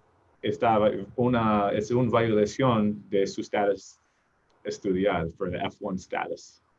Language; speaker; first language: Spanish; non-native, learner; English